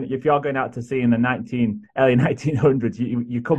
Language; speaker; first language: English; native; English